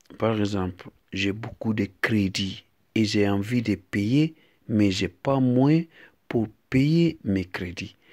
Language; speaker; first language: French; non-native, local second language; Fula